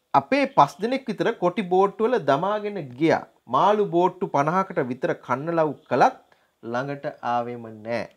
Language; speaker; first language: Sinhala; native; Sinhala